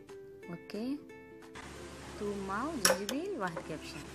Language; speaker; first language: Arabic; non-native, learner; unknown